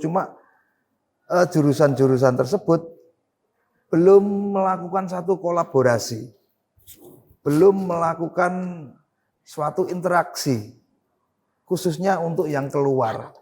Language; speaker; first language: Indonesian; native; Indonesian